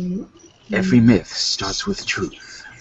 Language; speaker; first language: English; native; English